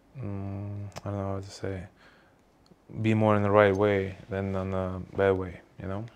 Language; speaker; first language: English; non-native, learner; Russian